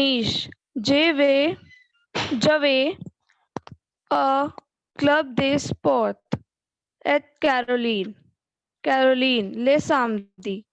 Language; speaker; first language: French; non-native, learner; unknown